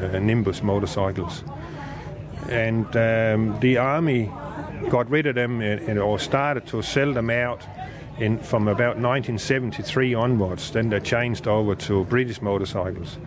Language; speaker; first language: English; non-native, fluent; Danish